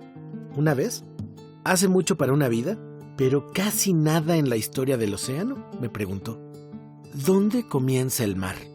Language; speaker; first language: Spanish; native; Spanish